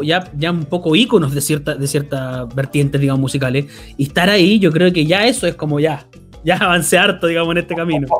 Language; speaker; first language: Spanish; native; Spanish